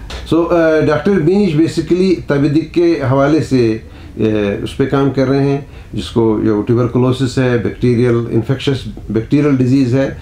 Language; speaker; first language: Urdu; non-native, local second language; Kashmiri